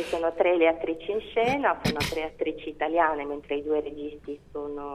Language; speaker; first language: Italian; native; Italian